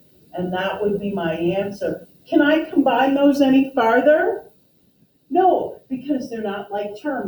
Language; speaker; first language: English; native; English